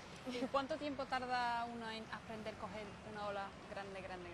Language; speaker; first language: Spanish; native; Spanish